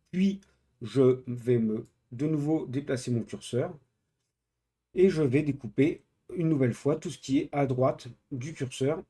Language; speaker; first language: French; native; French